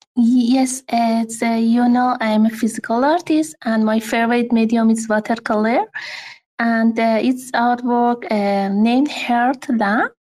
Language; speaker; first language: English; non-native, learner; Persian